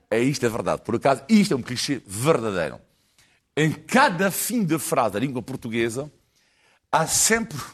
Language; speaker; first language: Portuguese; non-native, fluent; French